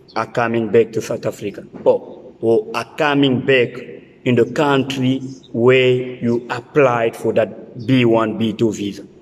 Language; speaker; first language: English; non-native, fluent; French